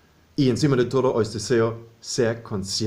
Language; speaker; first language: Spanish; non-native, fluent; German